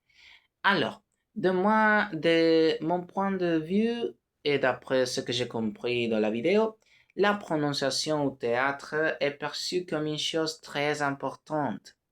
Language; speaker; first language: French; non-native, learner; Spanish